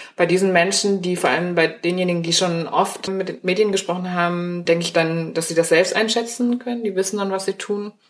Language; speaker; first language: German; early bilingual, other home language; Chinese